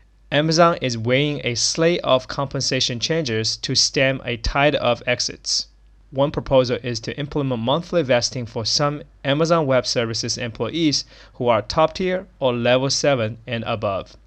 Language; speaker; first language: English; non-native, fluent; Chinese